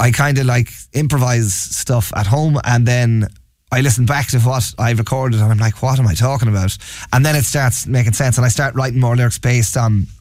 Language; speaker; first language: English; native; English